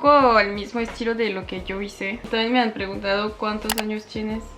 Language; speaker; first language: Spanish; non-native, fluent; French